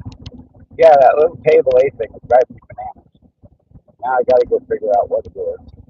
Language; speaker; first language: English; native; English